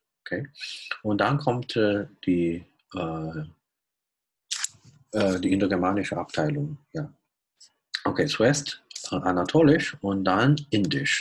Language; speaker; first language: German; non-native, fluent; Chinese